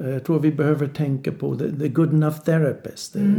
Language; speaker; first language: Swedish; non-native, fluent; English